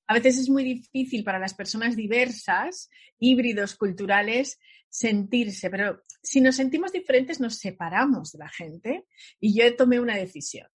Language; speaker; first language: Spanish; early bilingual, other home language; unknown